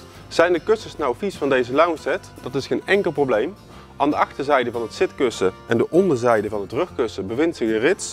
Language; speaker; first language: Dutch; native; Dutch